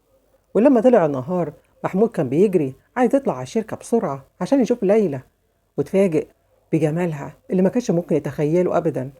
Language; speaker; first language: Arabic; native; Arabic